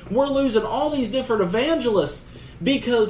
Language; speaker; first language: English; native; English